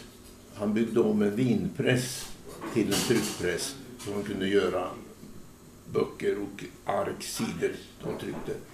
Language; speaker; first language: Swedish; native; Swedish